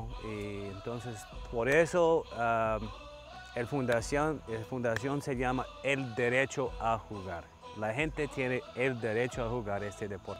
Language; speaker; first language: Spanish; non-native, learner; English